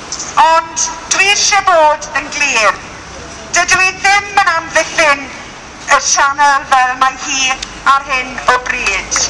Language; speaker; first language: Welsh; non-native, local second language; English